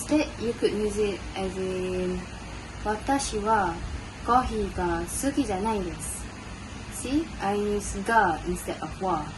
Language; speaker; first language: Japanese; non-native, learner; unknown